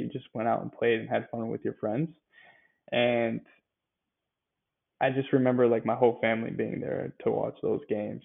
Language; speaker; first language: English; native; English